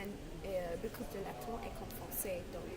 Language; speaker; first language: French; non-native, learner; English